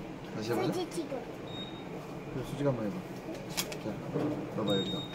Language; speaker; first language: Korean; native; Korean